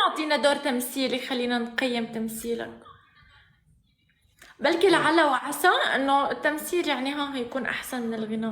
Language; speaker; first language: Arabic; native; Arabic